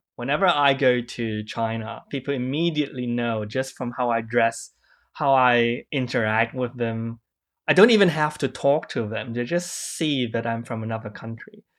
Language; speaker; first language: English; non-native, fluent; German